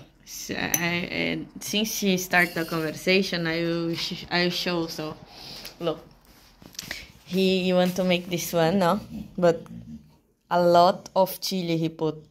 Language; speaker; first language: English; non-native, learner; Portuguese